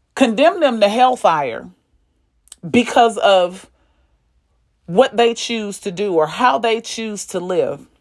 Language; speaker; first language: English; native; English